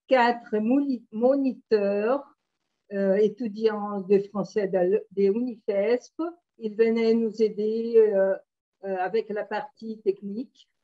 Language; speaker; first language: French; non-native, fluent; Portuguese